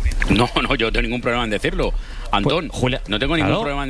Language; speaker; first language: Spanish; native; Spanish